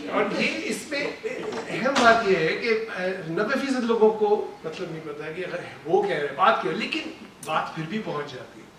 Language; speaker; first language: Urdu; native; Urdu